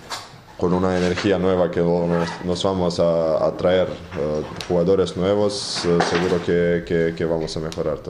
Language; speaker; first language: Spanish; non-native, fluent; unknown